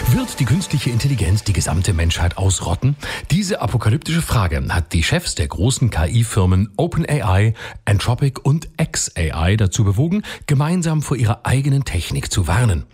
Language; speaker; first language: German; native; German